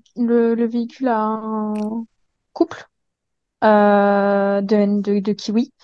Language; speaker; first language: French; native; French